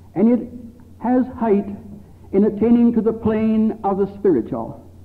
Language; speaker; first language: English; native; English